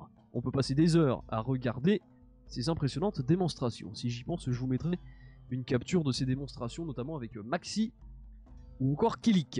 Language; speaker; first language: French; native; French